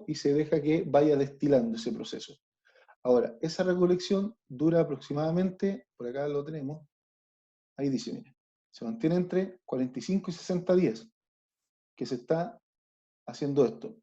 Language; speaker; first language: Spanish; native; Spanish